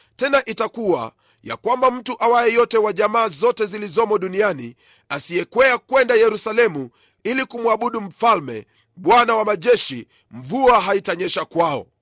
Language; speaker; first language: Swahili; non-native, local second language; Luyia